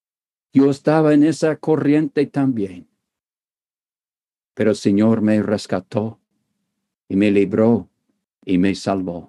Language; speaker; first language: Spanish; non-native, fluent; English